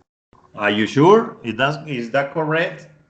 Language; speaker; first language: English; non-native, fluent; Spanish